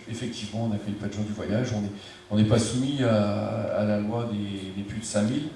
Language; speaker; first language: French; native; French